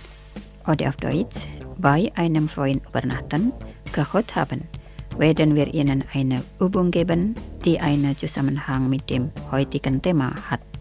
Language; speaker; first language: German; non-native, fluent; Indonesian